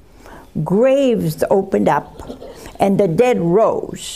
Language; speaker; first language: English; native; English